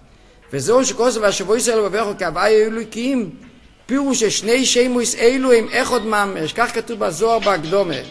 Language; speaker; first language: Hebrew; non-native, fluent; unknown